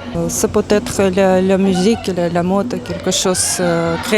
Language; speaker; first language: French; non-native, learner; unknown